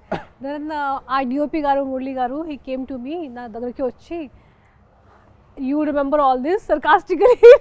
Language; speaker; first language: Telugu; non-native, local second language; Hindi